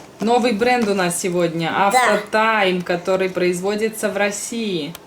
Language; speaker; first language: Russian; native; Russian